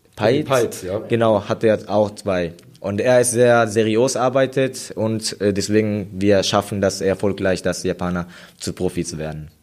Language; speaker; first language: German; non-native, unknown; Japanese